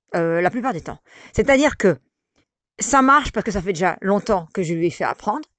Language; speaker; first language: French; native; French